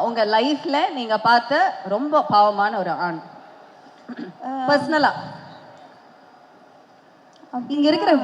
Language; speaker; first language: Tamil; native; Tamil